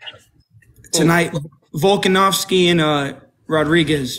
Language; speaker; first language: English; native; English